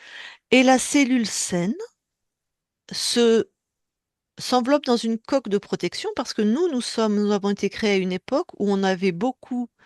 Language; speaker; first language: French; native; French